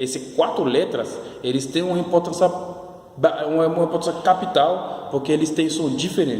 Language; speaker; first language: Portuguese; non-native, fluent; Haitian Creole